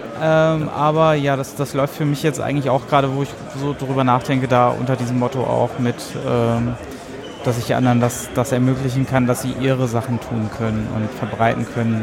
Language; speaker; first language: German; native; German